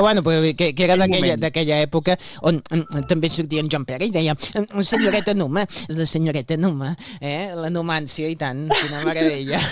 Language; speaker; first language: Catalan; native; Catalan